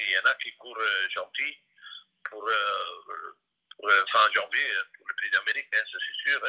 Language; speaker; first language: French; non-native, local second language; Dutch